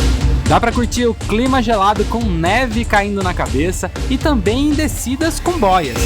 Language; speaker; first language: Portuguese; native; Portuguese